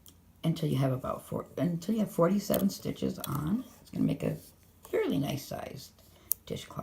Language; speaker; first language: English; native; English